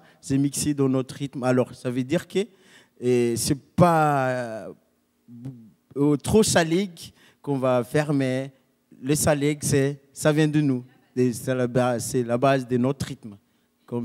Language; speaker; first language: French; non-native, local second language; Malagasy